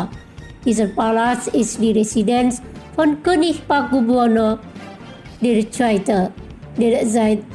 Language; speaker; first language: German; non-native, fluent; Indonesian